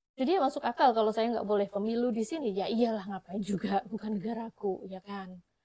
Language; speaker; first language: Indonesian; native; Indonesian